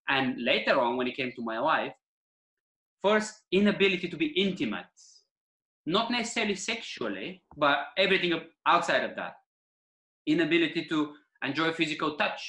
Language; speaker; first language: English; non-native, fluent; Bulgarian